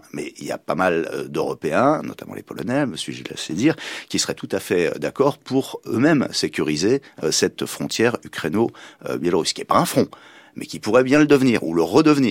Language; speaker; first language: French; native; French